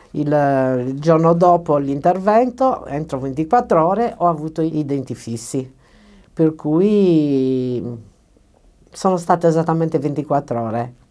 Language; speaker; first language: Italian; native; Italian